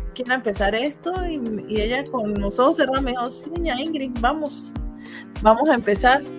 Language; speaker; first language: Spanish; native; Spanish